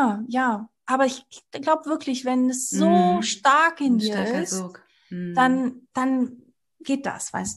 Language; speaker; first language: German; early bilingual, other home language; Portuguese